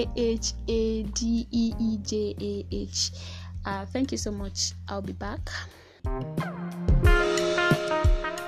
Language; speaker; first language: English; non-native, local second language; Yoruba